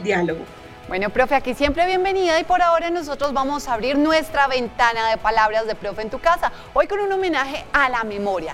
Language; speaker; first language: Spanish; native; Spanish